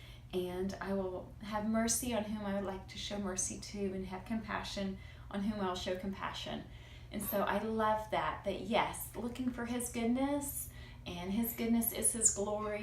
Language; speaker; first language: English; native; English